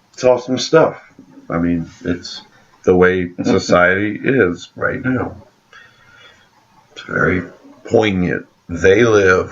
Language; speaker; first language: English; native; English